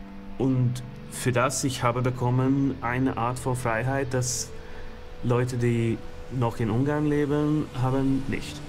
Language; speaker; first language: German; non-native, fluent; Hungarian